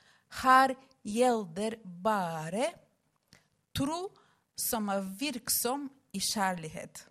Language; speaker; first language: Swedish; non-native, fluent; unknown